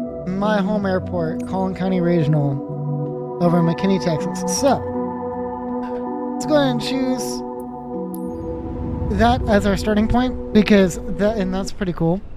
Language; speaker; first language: English; native; English